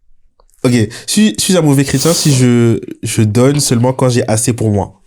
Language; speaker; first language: French; native; French